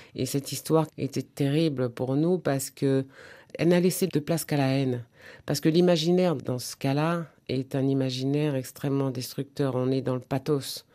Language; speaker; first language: French; native; French